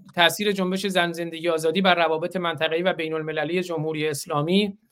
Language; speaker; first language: Persian; non-native, local second language; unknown